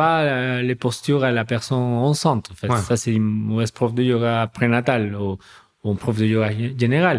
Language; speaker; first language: French; non-native, fluent; Spanish